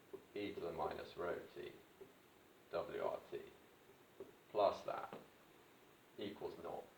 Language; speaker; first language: English; native; English